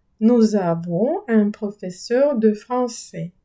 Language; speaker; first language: French; non-native, fluent; Ukrainian